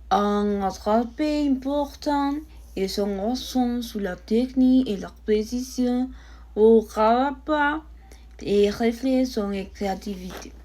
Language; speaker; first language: French; non-native, learner; Spanish